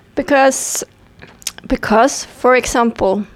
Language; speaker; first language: English; non-native, fluent; Swedish